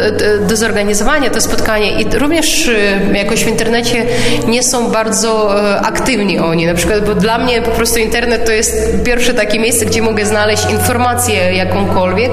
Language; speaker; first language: Polish; non-native, local second language; Ukrainian